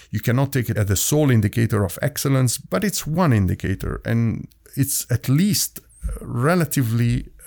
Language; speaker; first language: English; non-native, fluent; Arabic